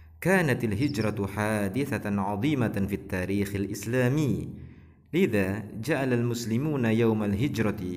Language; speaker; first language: Arabic; non-native, fluent; Indonesian